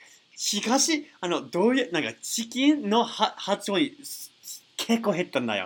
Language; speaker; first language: Japanese; non-native, learner; English